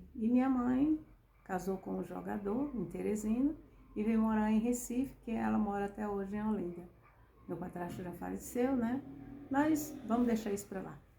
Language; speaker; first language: Portuguese; native; Portuguese